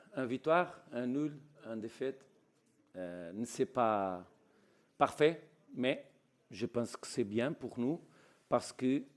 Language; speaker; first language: French; non-native, learner; Portuguese